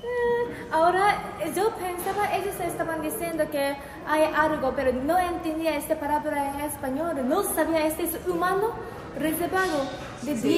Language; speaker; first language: Spanish; non-native, learner; Japanese